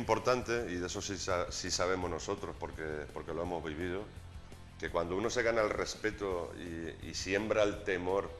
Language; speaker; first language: Spanish; native; Spanish